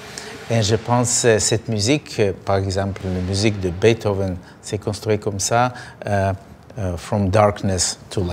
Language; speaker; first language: French; non-native, learner; Russian